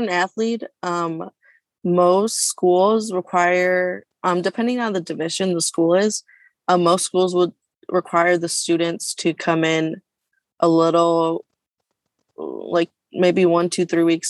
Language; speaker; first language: English; native; English